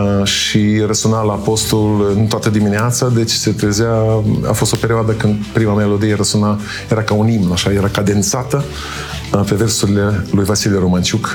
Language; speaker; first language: Romanian; native; Romanian